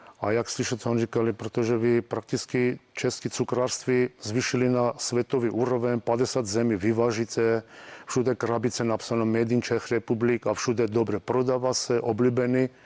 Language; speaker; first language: Czech; non-native, fluent; Armenian